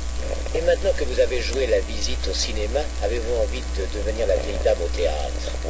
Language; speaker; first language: French; native; French